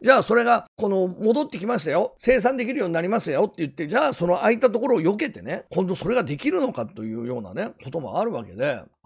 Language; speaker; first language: Japanese; native; Japanese